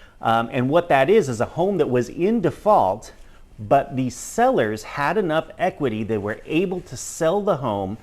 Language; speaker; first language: English; native; English